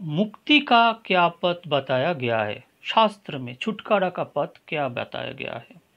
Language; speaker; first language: Hindi; non-native, local second language; Bangla